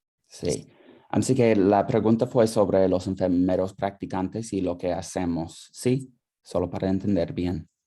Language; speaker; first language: Spanish; non-native, fluent; English